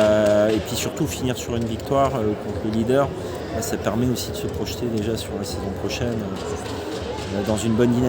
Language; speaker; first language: French; native; French